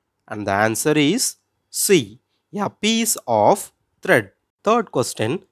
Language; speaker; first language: English; non-native, local second language; Tamil